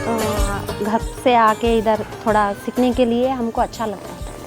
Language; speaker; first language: Hindi; non-native, local second language; Kannada